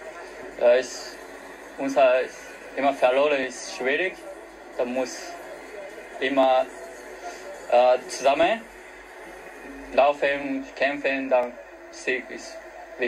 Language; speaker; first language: German; non-native, learner; Japanese